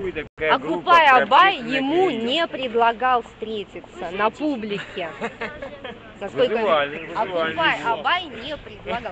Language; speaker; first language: Russian; native; Russian